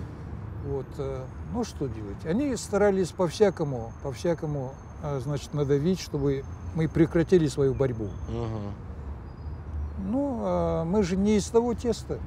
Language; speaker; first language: Russian; native; Russian